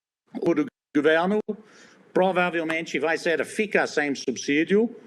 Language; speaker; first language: Portuguese; non-native, fluent; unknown